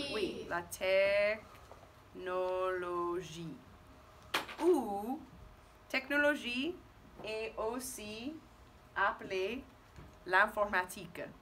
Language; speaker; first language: French; non-native, fluent; English